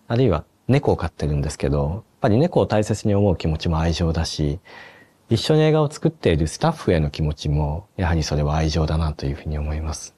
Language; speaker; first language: Japanese; native; Japanese